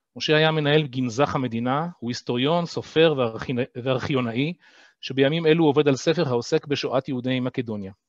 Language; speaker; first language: Hebrew; native; Hebrew